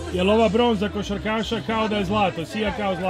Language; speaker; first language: Serbian; native; Serbian